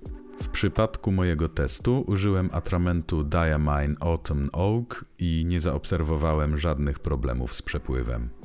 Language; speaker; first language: Polish; native; Polish